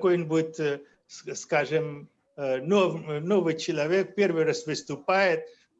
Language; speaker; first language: Russian; non-native, fluent; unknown